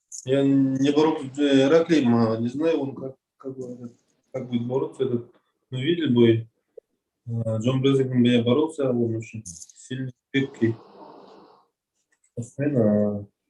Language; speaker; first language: Russian; non-native, learner; Kazakh